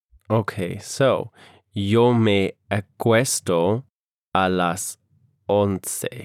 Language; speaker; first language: Spanish; non-native, learner; English